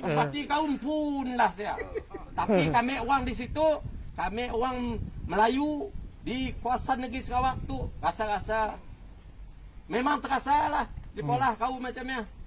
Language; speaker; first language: Malay; native; Malay